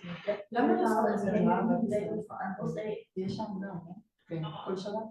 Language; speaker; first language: Hebrew; non-native, learner; English